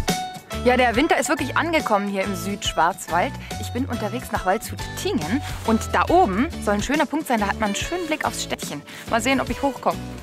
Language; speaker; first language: German; native; German